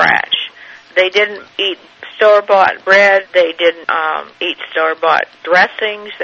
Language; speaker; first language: English; native; English